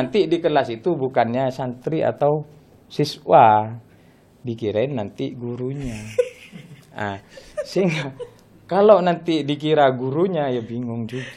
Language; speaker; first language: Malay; non-native, local second language; Madurese